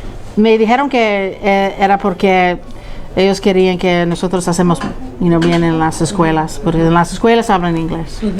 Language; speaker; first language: Spanish; early bilingual, heritage; Spanish